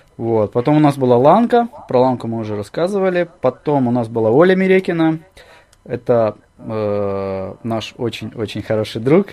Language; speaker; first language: Russian; native; Russian